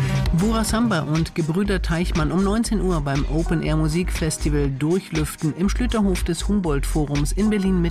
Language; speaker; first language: German; native; German